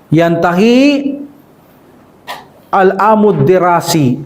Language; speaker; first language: Arabic; non-native, fluent; Filipino